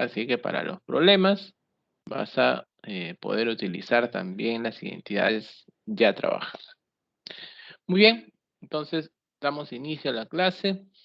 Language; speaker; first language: Spanish; native; Spanish